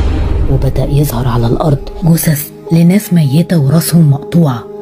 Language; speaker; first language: Arabic; native; Arabic